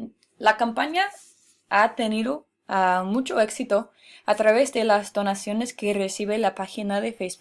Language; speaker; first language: Spanish; non-native, fluent; English